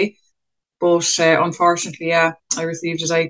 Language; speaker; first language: English; native; English